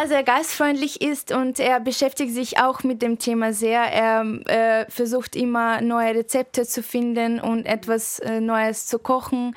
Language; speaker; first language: German; non-native, fluent; Russian